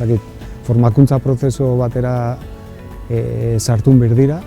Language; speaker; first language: Basque; non-native, local second language; Spanish